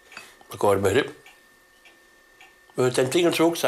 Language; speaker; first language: Dutch; native; Dutch